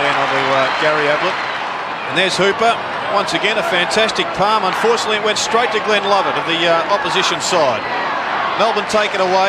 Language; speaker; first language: English; native; English